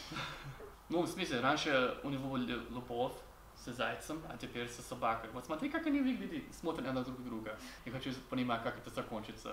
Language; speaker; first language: Russian; non-native, learner; English